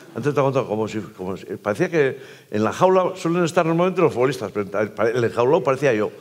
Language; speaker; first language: Spanish; native; Spanish